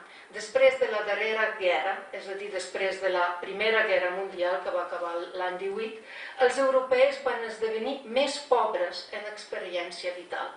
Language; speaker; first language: Catalan; non-native, fluent; Slovenian